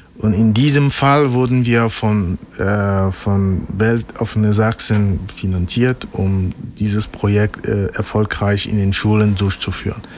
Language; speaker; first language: German; non-native, fluent; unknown